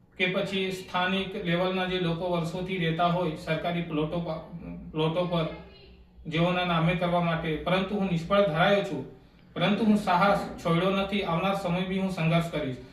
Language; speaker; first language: Gujarati; non-native, local second language; Kukna